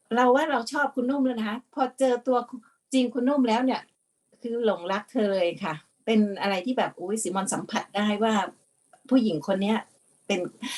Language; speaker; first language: Thai; native; Thai